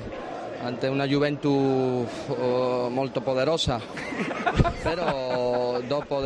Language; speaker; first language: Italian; non-native, learner; Spanish